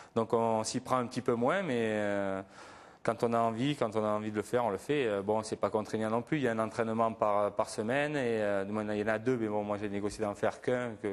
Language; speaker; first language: French; native; French